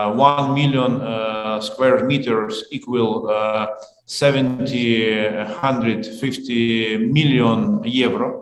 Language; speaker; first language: English; non-native, learner; Ukrainian